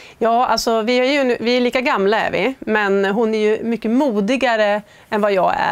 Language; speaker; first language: Swedish; native; Swedish